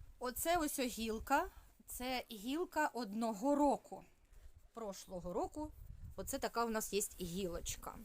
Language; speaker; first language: Ukrainian; non-native, local second language; Russian